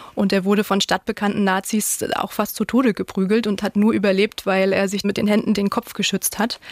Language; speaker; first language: German; native; German